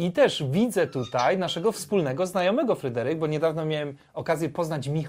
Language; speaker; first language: Polish; native; Polish